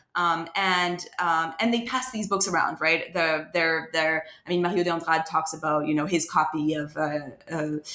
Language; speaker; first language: English; non-native, fluent; French